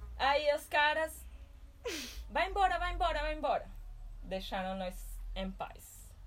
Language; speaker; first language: Portuguese; non-native, fluent; Spanish